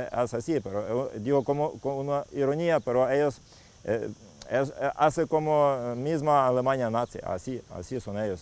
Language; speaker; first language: Spanish; non-native, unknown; Ukrainian